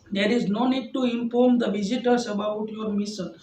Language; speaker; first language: English; non-native, local second language; Gujarati